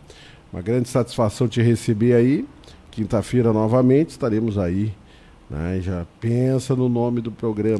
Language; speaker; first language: Portuguese; native; Portuguese